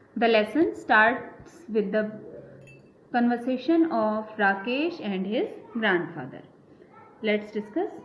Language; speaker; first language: English; non-native, local second language; Hindi